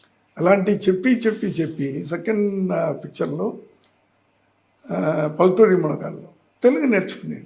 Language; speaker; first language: Telugu; non-native, learner; Tamil